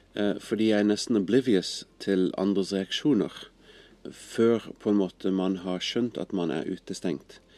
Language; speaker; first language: Norwegian; non-native, fluent; English